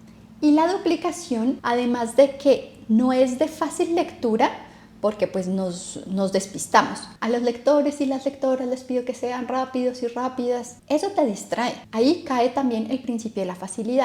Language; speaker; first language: Spanish; native; Spanish